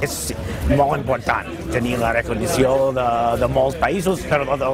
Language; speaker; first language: Catalan; non-native, fluent; English